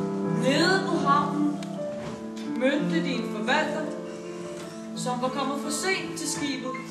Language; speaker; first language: Danish; non-native, learner; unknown